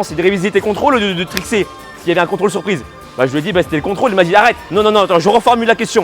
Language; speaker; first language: French; native; French